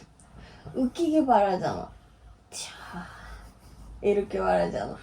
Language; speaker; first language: Korean; non-native, fluent; Japanese